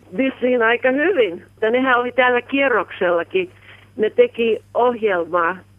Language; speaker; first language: Finnish; early bilingual, heritage; Finnish